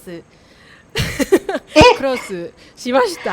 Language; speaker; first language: Japanese; non-native, learner; Thai